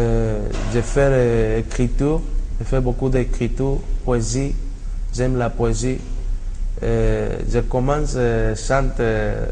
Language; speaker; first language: French; non-native, learner; Spanish